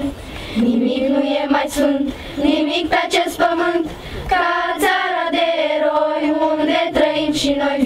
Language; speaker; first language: Romanian; native; Romanian